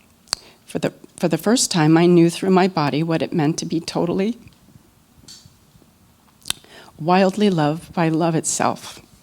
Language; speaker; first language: English; native; English